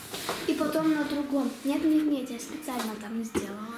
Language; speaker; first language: Russian; early bilingual, heritage; Lithuanian